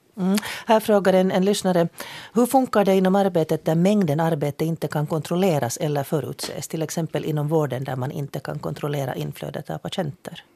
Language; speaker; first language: Swedish; native; Swedish